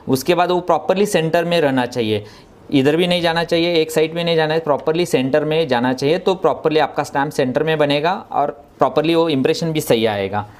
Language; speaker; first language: Hindi; non-native, local second language; Marathi